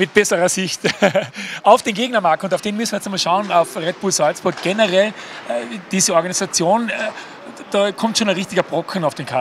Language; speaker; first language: German; native; German